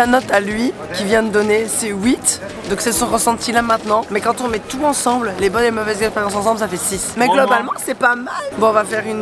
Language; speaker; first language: French; native; French